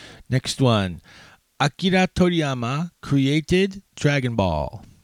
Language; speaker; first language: English; native; English